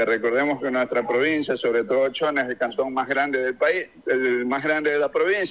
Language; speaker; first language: Spanish; native; Spanish